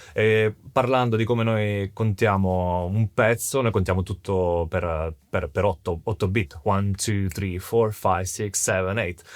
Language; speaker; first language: Italian; native; Italian